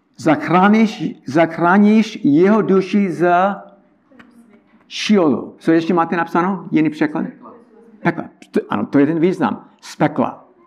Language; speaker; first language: Czech; non-native, learner; English